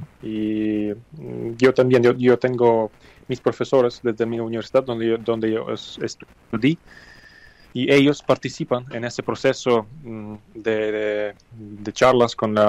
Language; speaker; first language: Spanish; non-native, fluent; Ukrainian